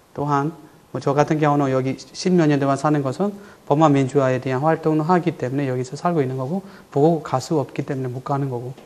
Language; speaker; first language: Korean; non-native, fluent; Burmese